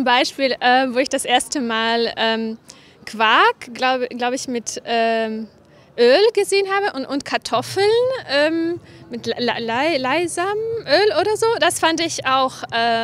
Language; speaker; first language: German; non-native, fluent; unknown